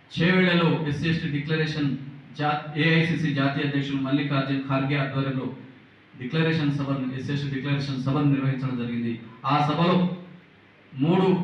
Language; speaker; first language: Telugu; non-native, local second language; Lambadi